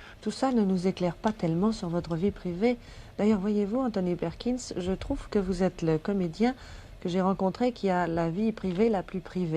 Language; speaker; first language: French; native; French